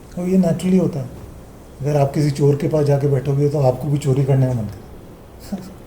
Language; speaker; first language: Hindi; early bilingual, heritage; Hindi